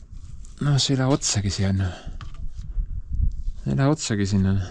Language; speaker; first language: Estonian; native; Estonian